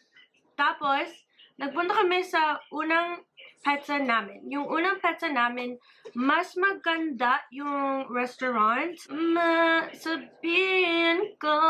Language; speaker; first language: Filipino; early bilingual, heritage; English